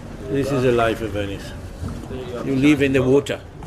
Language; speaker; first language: English; non-native, learner; Italian